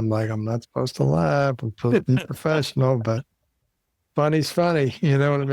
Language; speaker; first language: English; native; English